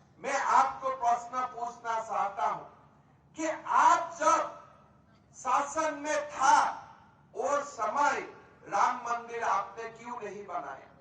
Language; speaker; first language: Hindi; non-native, local second language; Assamese